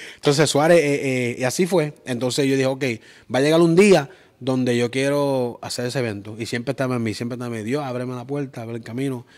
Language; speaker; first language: Spanish; early bilingual, heritage; Spanish